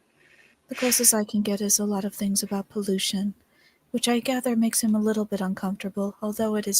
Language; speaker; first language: English; native; English